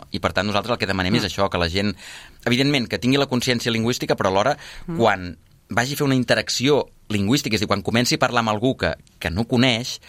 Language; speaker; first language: Catalan; native; Catalan